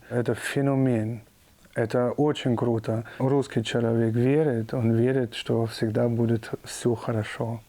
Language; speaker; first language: Russian; non-native, fluent; German